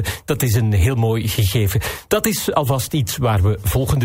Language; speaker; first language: Dutch; native; Dutch